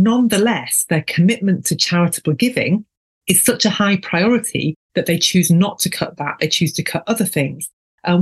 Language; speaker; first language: English; native; English